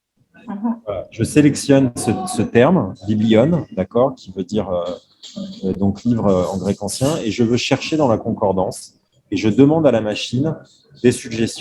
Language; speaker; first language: French; native; French